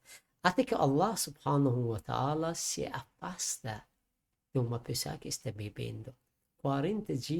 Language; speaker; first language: Portuguese; non-native, learner; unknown